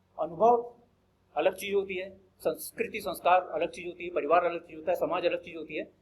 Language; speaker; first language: Hindi; native; Hindi